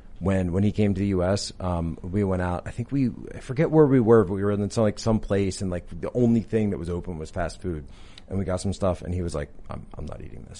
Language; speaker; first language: English; native; English